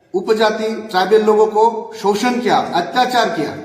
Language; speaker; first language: Hindi; non-native, local second language; Bangla